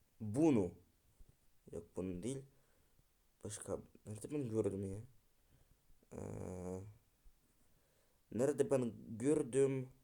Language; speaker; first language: Turkish; non-native, learner; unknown